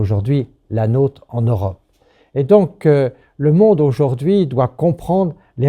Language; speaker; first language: French; native; French